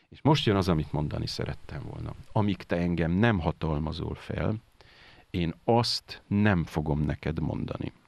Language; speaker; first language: Hungarian; native; Hungarian